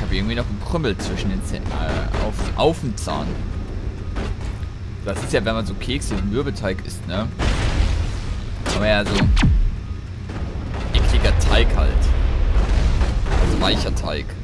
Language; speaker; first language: German; native; German